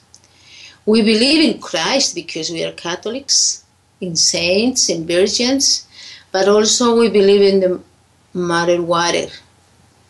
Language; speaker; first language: English; non-native, fluent; Spanish